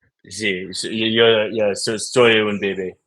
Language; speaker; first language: Spanish; non-native, learner; English